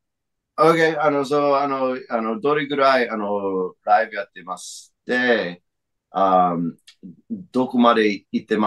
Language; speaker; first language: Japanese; non-native, fluent; English